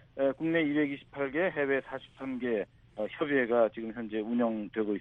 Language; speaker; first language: Korean; native; Korean